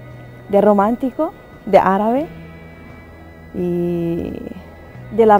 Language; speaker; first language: Spanish; non-native, learner; Arabic